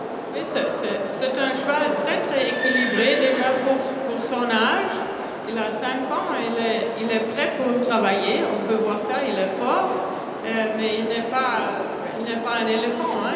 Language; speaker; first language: French; non-native, fluent; German